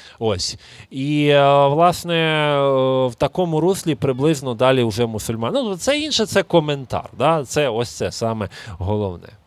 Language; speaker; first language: Ukrainian; native; Ukrainian